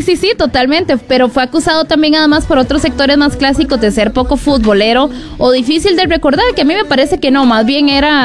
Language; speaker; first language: Spanish; native; Spanish